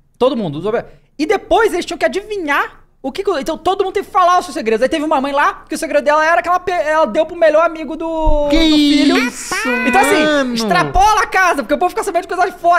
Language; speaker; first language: Portuguese; native; Portuguese